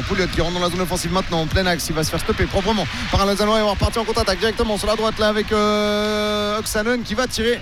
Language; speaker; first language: French; native; French